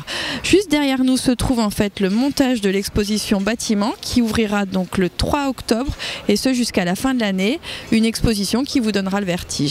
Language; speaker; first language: French; native; French